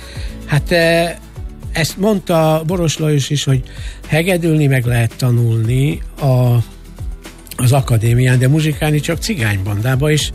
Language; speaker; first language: Hungarian; native; Hungarian